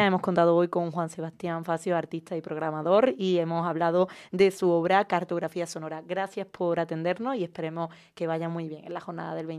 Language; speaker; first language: Spanish; native; Spanish